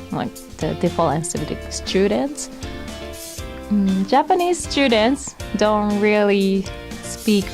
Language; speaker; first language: English; non-native, fluent; Japanese